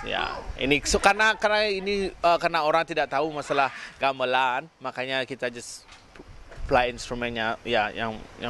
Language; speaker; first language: Indonesian; non-native, local second language; Balinese